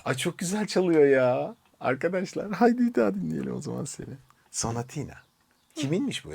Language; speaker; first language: Turkish; native; Turkish